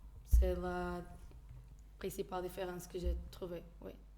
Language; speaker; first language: French; non-native, fluent; Portuguese